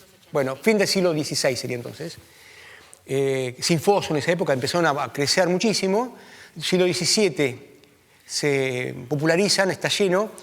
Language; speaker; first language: Spanish; native; Spanish